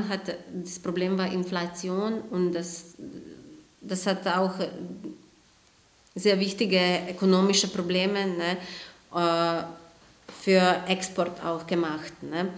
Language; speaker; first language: German; non-native, fluent; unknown